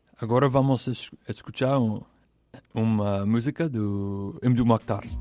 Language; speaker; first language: Portuguese; non-native, learner; English